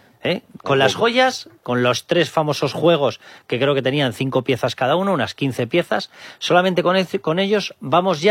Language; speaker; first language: Spanish; native; Spanish